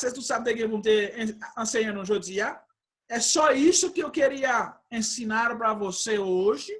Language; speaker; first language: Portuguese; non-native, fluent; Haitian Creole